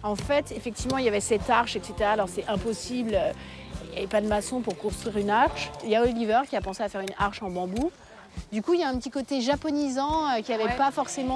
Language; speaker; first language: French; native; French